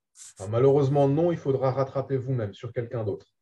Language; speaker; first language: French; native; French